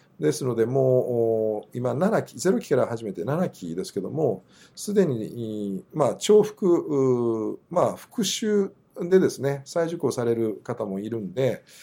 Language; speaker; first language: Japanese; native; Japanese